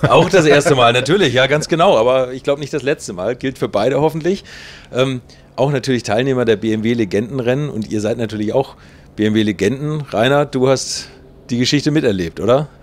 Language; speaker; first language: German; native; German